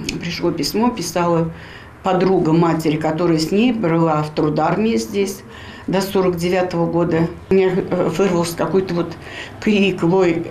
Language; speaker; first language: Russian; native; Russian